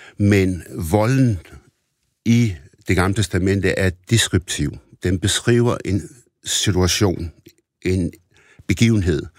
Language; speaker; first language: Danish; early bilingual, other home language; Arabic